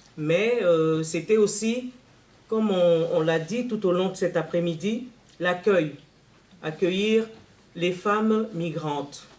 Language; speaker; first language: French; non-native, local second language; Luba-Lulua